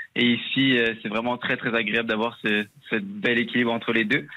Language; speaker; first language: French; native; French